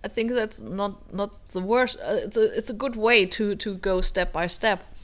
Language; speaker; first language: English; non-native, fluent; German